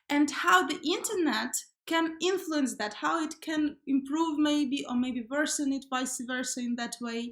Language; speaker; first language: English; non-native, fluent; Ukrainian